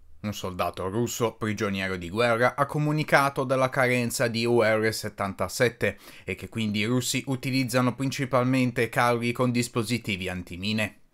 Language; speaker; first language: Italian; native; Italian